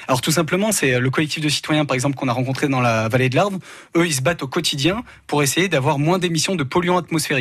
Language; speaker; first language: French; native; French